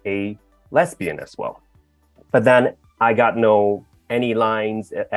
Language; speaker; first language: English; non-native, local second language; Cantonese